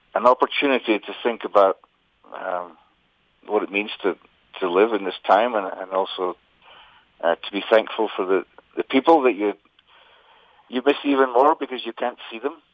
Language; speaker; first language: English; native; English